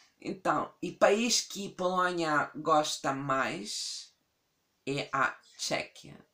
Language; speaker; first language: Portuguese; non-native, fluent; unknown